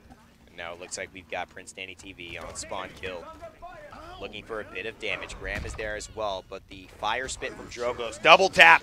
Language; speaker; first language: English; native; English